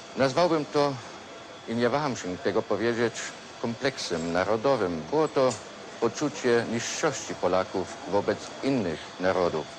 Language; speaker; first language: Polish; non-native, fluent; German